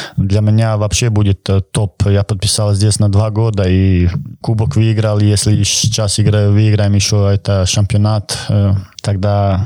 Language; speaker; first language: Russian; non-native, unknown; Croatian